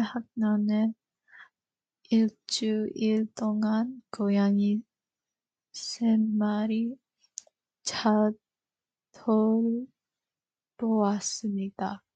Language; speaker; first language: Korean; early bilingual, heritage; Korean